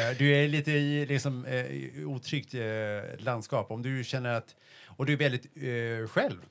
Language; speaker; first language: Swedish; early bilingual, other home language; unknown